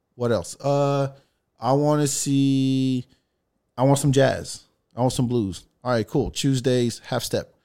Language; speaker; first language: English; non-native, fluent; French